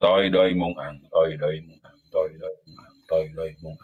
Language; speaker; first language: Vietnamese; non-native, learner; Indonesian